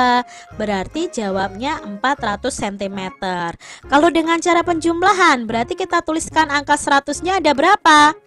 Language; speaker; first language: Indonesian; native; Indonesian